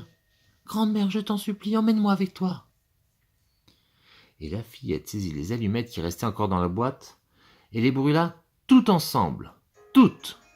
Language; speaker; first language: French; native; French